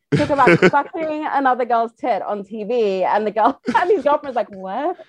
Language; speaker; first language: English; native; English